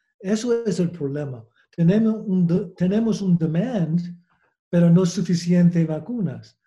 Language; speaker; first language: Spanish; non-native, learner; English